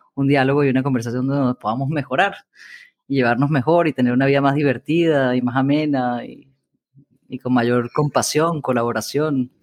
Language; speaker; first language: Spanish; native; Spanish